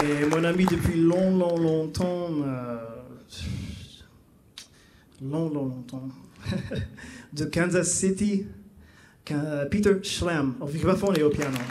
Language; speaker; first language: French; non-native, learner; English